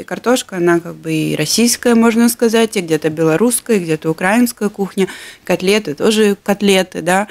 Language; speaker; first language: Russian; native; Russian